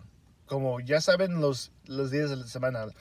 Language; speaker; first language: Spanish; early bilingual, heritage; Spanish